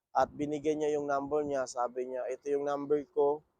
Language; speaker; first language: Filipino; native; Filipino